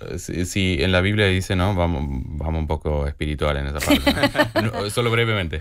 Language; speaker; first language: Spanish; native; Spanish